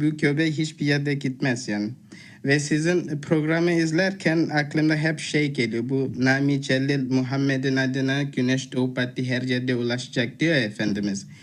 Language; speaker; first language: Turkish; non-native, fluent; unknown